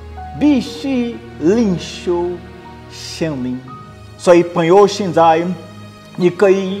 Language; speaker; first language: Chinese; non-native, learner; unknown